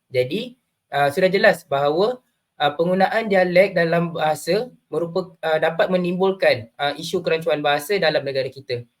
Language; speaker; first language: Malay; native; Malay